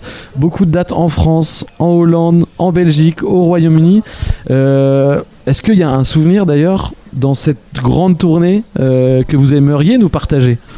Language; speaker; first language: French; native; French